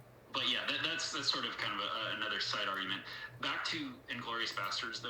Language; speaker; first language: English; native; English